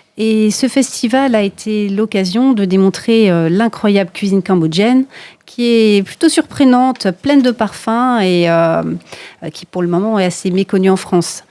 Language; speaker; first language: French; native; French